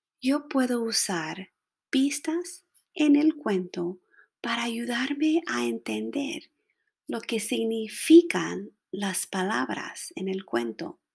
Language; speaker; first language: Spanish; non-native, fluent; English